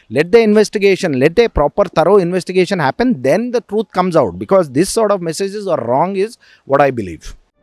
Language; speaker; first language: English; non-native, local second language; Telugu